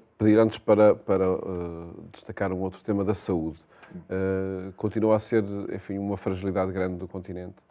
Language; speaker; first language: Portuguese; native; Portuguese